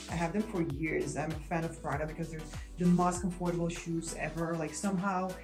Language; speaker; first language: English; non-native, fluent; Hebrew